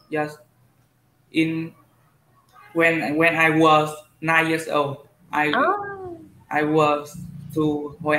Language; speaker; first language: English; non-native, learner; Vietnamese